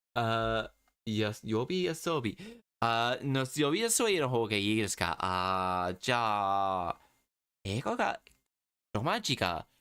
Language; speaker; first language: Japanese; non-native, learner; English